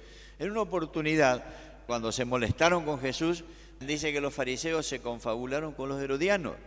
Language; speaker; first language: Spanish; native; Spanish